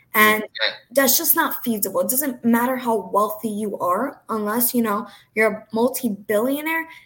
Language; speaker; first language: English; early bilingual, other home language; Portuguese